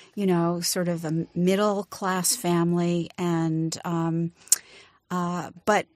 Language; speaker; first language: English; native; English